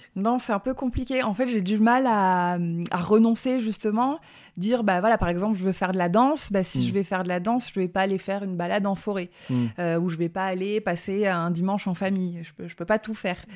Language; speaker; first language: French; native; French